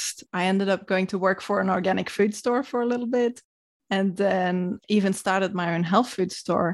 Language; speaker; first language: English; non-native, fluent; Dutch